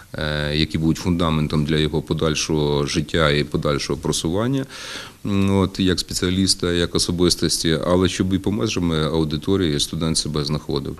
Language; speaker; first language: Ukrainian; native; Ukrainian